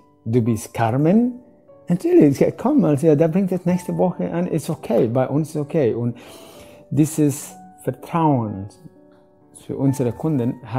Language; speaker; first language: German; non-native, fluent; Spanish